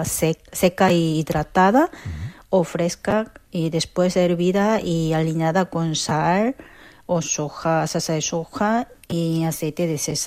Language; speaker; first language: Spanish; non-native, learner; Korean